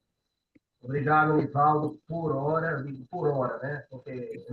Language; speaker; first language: Portuguese; native; Portuguese